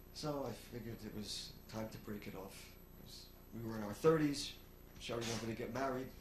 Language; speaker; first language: English; native; English